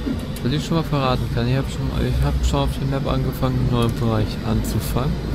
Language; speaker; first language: German; native; German